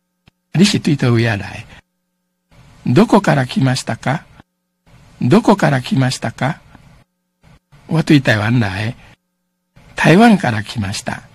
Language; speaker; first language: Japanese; non-native, fluent; Min Nan Chinese